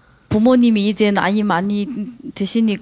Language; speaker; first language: Korean; non-native, learner; Chinese